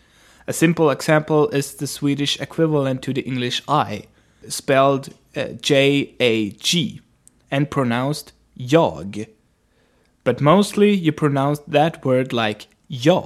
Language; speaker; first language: English; non-native, fluent; Swedish